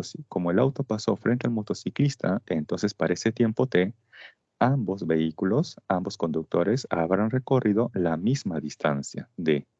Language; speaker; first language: Spanish; native; Spanish